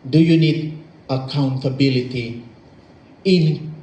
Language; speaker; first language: English; non-native, learner; Indonesian